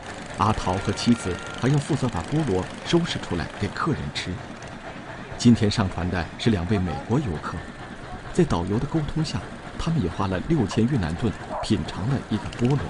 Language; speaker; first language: Chinese; native; Chinese